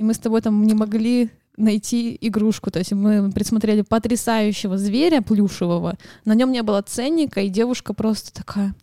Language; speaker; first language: Russian; native; Russian